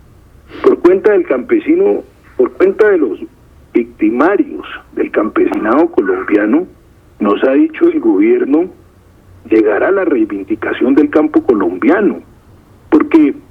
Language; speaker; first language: Spanish; native; Spanish